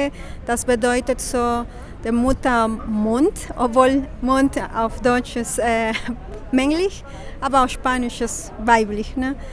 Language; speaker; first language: German; non-native, fluent; Spanish